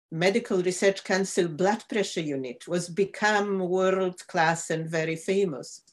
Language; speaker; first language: English; non-native, fluent; Polish